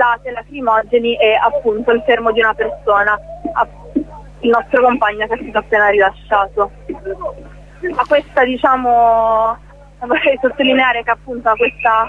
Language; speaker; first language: Italian; native; Italian